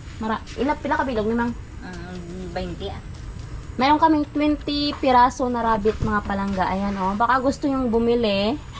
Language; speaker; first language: Filipino; non-native, local second language; Hiligaynon